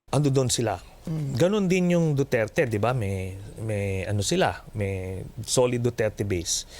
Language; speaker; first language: Filipino; native; Filipino